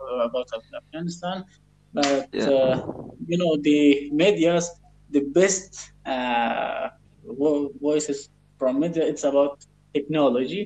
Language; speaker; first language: English; non-native, learner; Persian